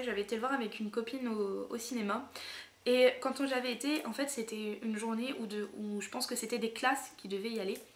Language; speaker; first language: French; native; French